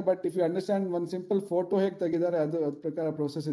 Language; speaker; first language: Kannada; non-native, local second language; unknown